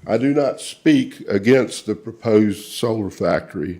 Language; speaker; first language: English; native; English